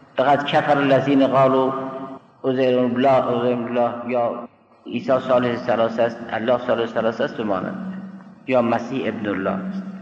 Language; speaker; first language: Persian; native; Persian